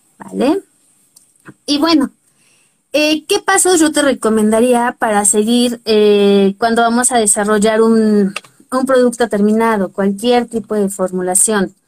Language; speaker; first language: Spanish; native; Spanish